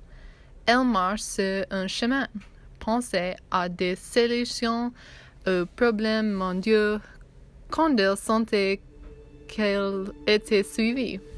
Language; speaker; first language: French; non-native, learner; English